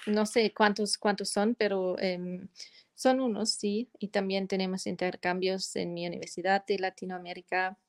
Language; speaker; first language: Spanish; non-native, learner; German